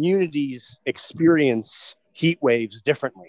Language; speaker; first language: English; native; English